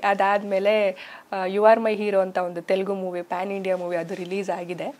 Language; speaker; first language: Kannada; native; Kannada